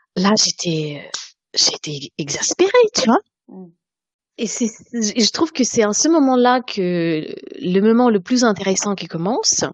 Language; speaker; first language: French; non-native, fluent; Russian